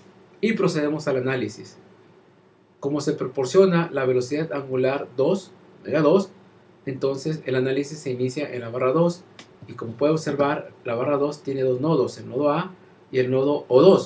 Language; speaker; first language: Spanish; native; Spanish